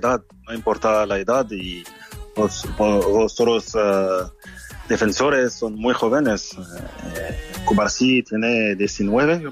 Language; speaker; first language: Spanish; non-native, fluent; French